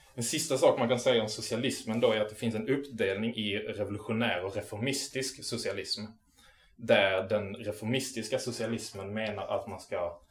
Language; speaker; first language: Swedish; native; Swedish